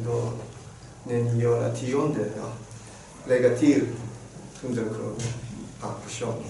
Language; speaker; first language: Swedish; non-native, learner; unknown